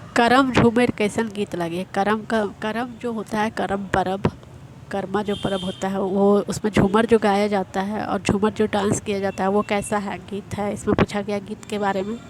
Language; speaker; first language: Hindi; native; Hindi